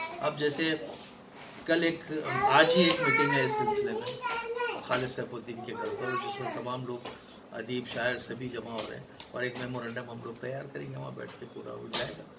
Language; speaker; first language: Urdu; native; Urdu